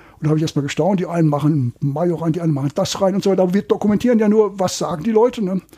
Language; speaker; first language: German; native; German